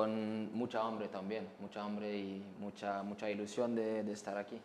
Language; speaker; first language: Spanish; non-native, learner; French